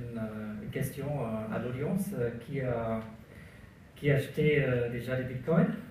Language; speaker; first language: French; non-native, learner; German